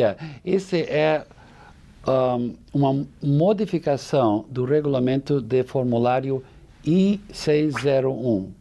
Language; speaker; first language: Portuguese; non-native, fluent; English